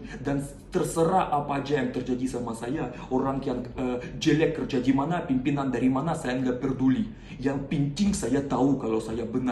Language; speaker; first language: Indonesian; non-native, learner; Russian